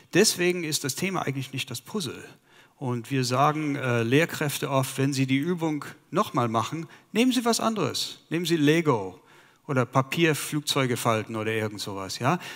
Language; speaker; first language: German; non-native, fluent; English